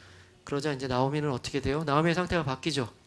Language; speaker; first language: Korean; native; Korean